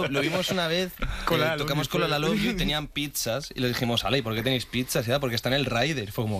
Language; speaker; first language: Spanish; native; Spanish